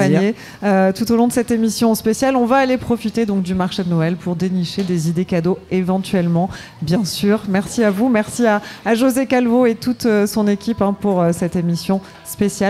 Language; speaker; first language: French; native; French